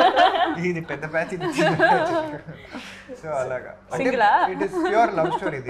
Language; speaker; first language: Telugu; native; Telugu